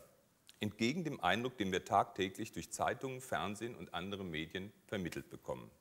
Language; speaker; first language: German; native; German